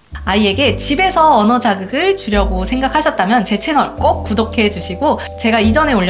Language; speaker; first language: Korean; native; Korean